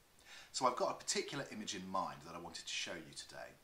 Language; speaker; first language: English; native; English